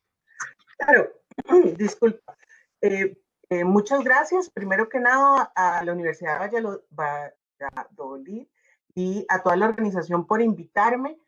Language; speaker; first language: Spanish; non-native, fluent; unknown